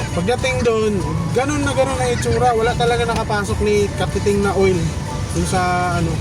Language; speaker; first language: Filipino; native; Filipino